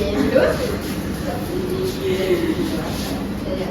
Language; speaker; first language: Malay; native; Malay